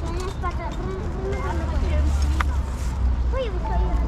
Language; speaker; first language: Italian; early bilingual, other home language; Filipino